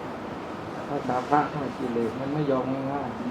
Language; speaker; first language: Thai; native; Thai